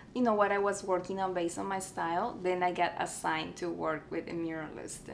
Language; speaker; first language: English; early bilingual, other home language; Spanish